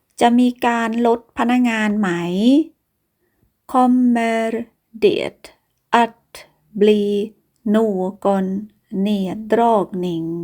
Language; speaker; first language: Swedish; non-native, fluent; Thai